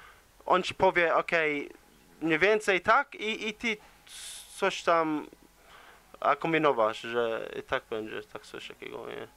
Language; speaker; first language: Polish; early bilingual, heritage; English